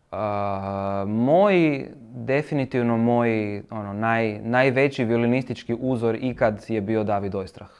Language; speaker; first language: Croatian; native; Croatian